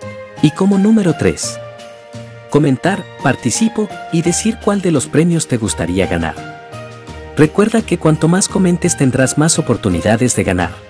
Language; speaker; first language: Spanish; native; Spanish